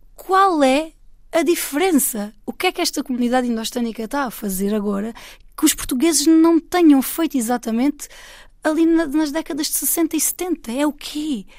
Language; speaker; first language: Portuguese; native; Portuguese